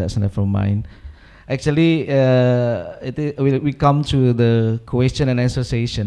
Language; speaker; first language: English; non-native, local second language; Indonesian